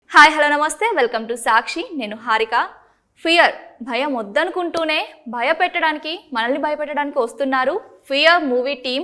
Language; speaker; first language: Telugu; native; Telugu